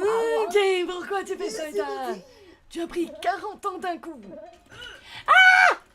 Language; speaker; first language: French; native; French